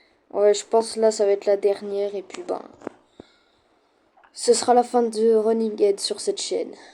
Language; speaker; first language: French; native; French